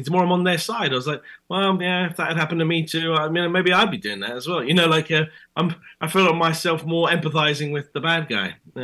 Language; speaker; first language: English; native; English